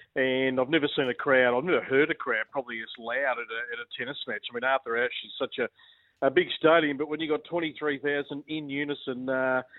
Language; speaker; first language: English; native; English